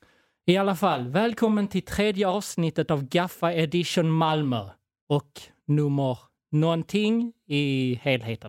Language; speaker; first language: Swedish; native; Swedish